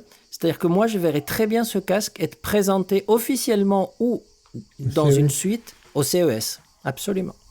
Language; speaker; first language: French; native; French